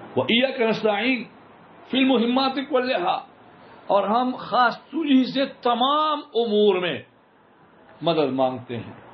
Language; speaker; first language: Urdu; non-native, local second language; Pashto